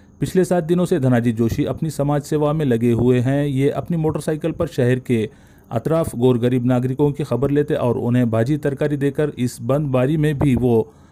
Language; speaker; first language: Hindi; non-native, local second language; Urdu